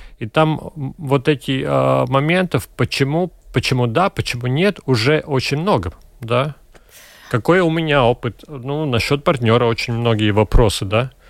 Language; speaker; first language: Russian; non-native, local second language; Latvian